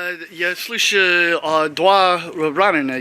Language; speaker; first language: Russian; non-native, learner; English